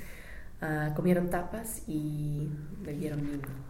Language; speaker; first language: Spanish; non-native, fluent; English